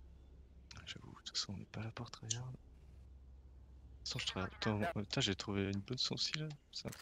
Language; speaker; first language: French; native; French